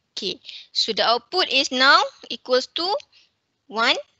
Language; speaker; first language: English; non-native, local second language; Malay